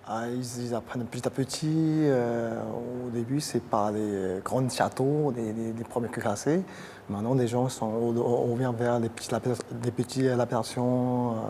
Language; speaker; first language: French; non-native, fluent; Chinese